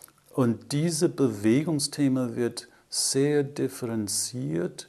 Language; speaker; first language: German; non-native, fluent; English